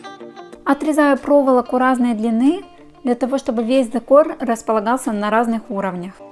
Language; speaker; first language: Russian; native; Russian